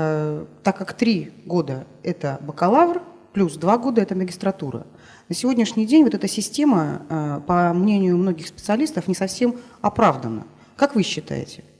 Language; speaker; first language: Russian; native; Russian